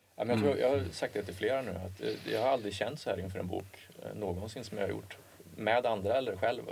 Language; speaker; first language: Swedish; native; Swedish